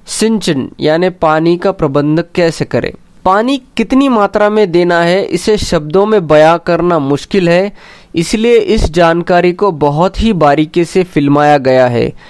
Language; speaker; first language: Hindi; non-native, local second language; Marathi